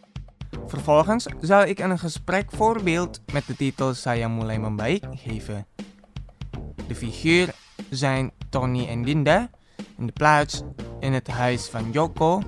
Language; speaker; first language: Dutch; non-native, fluent; Indonesian